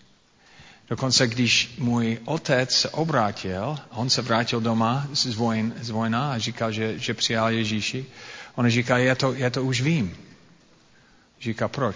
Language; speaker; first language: Czech; non-native, fluent; English